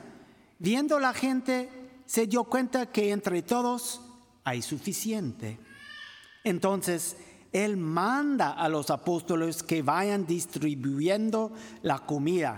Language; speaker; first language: Spanish; non-native, fluent; English